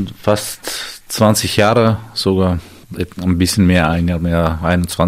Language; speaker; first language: German; non-native, fluent; Armenian